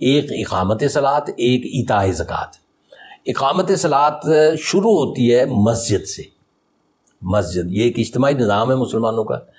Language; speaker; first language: Urdu; native; Urdu